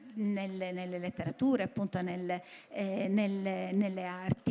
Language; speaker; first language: Italian; native; Italian